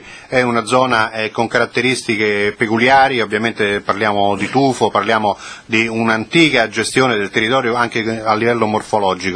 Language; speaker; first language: Italian; native; Italian